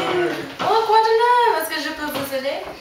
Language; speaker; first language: French; non-native, learner; English